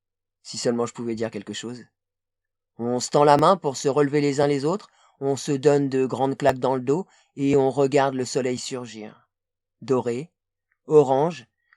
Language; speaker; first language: French; native; French